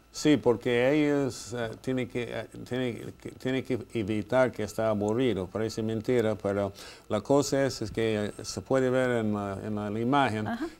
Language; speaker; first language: Spanish; non-native, fluent; English